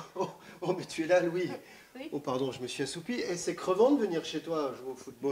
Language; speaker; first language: French; native; French